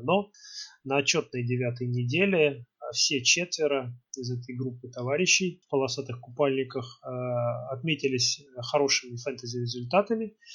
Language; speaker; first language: Russian; native; Russian